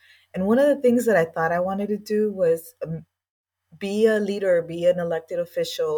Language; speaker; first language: English; native; English